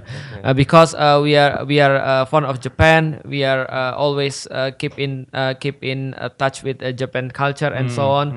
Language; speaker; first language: English; non-native, fluent; Indonesian